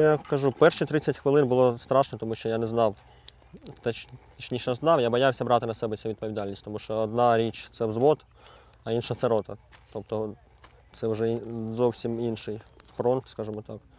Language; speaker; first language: Ukrainian; native; Ukrainian